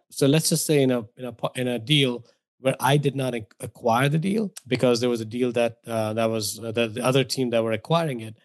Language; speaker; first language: English; non-native, local second language; Hindi